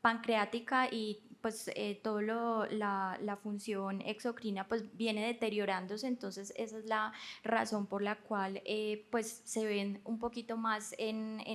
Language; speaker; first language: Spanish; native; Spanish